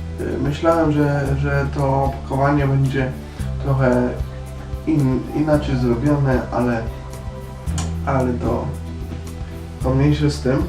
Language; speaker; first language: Polish; native; Polish